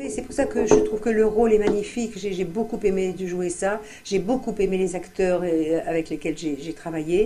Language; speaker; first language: French; native; French